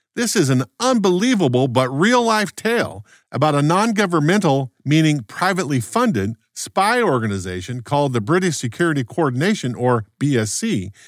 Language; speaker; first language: English; native; English